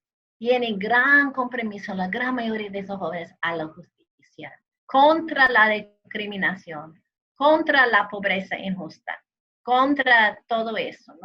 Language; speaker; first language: Spanish; non-native, fluent; English